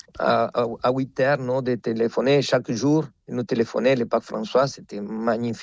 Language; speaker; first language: French; non-native, fluent; Spanish